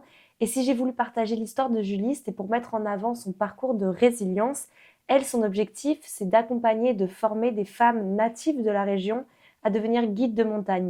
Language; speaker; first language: French; native; French